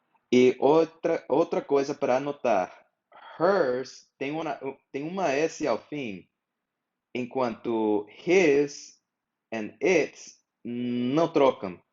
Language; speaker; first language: Portuguese; non-native, fluent; English